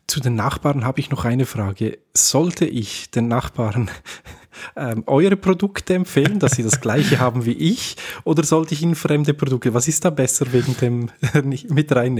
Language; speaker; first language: German; native; German